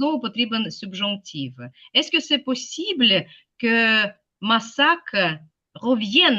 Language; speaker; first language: French; non-native, fluent; Ukrainian